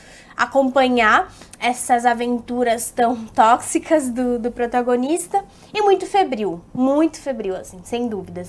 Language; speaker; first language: Portuguese; native; Portuguese